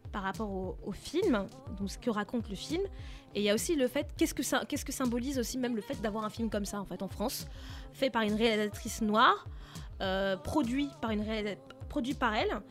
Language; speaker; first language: French; native; French